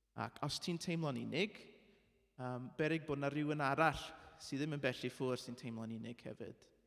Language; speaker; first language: Welsh; non-native, local second language; English